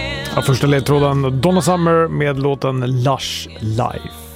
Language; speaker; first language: Swedish; native; Swedish